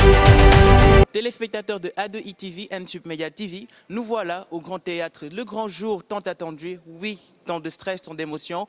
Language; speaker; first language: French; non-native, local second language; Wolof